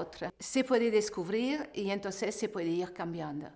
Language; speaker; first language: Spanish; non-native, fluent; French